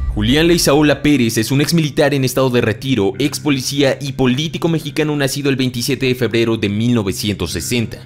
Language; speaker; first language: Spanish; native; Spanish